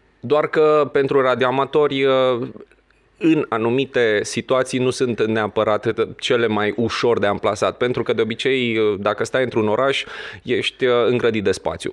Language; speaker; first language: Romanian; non-native, local second language; Hungarian